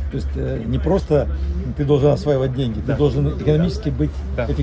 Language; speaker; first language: Russian; native; Russian